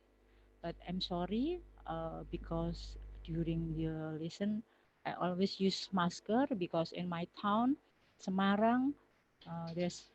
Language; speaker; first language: English; non-native, local second language; Javanese